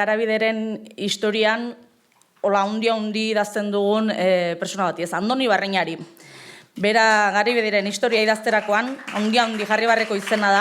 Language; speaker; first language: Basque; native; Basque